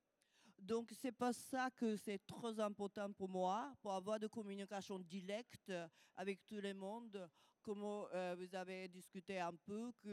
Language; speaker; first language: French; non-native, learner; Japanese